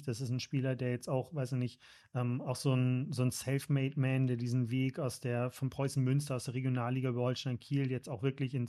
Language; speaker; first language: German; native; German